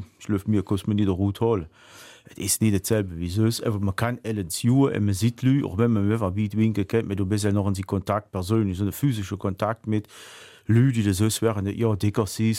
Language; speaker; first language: German; native; German